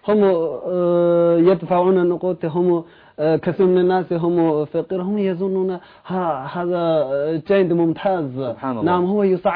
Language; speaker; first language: Arabic; non-native, learner; Chinese